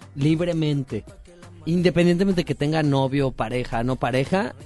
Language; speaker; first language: Spanish; native; Spanish